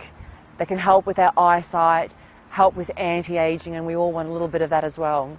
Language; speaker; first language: English; native; English